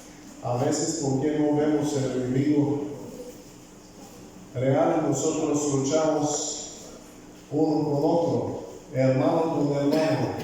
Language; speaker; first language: Spanish; non-native, fluent; Bulgarian